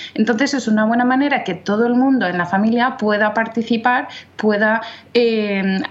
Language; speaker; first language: Spanish; non-native, fluent; English